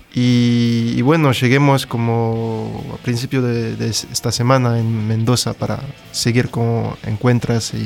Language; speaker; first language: Spanish; non-native, fluent; French